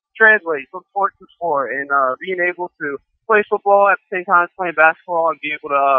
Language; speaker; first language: English; native; English